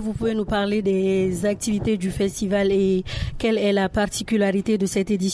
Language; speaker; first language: French; non-native, local second language; Bambara